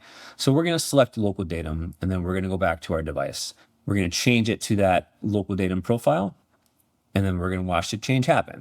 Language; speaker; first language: English; native; English